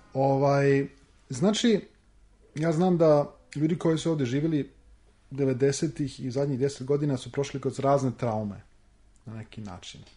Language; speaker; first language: Serbian; early bilingual, heritage; Serbian